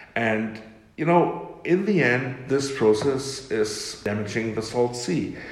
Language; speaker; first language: English; non-native, fluent; German